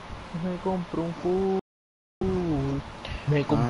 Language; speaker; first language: Spanish; native; Spanish